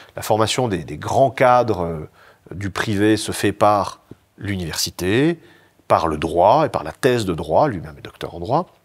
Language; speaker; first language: French; native; French